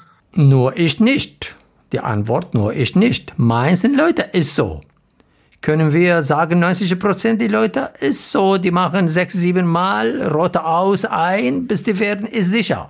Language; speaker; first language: German; non-native, learner; Arabic